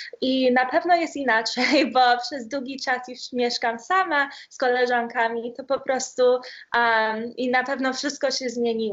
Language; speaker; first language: Polish; early bilingual, heritage; Polish